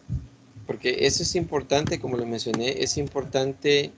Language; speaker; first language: Spanish; native; Spanish